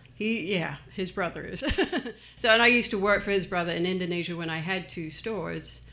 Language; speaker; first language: English; native; English